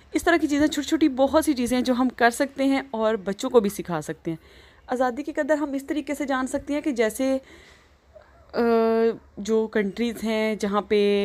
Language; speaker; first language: Urdu; native; Urdu